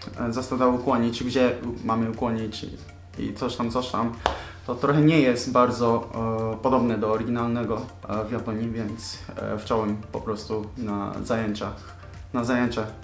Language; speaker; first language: Polish; non-native, learner; Japanese